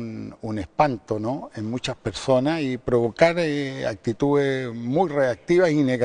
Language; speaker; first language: Spanish; native; Spanish